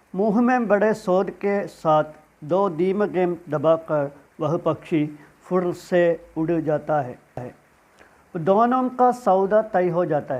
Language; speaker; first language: Hindi; non-native, local second language; Malayalam